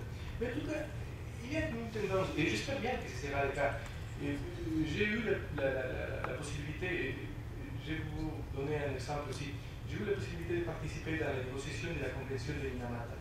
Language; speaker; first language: French; non-native, fluent; Spanish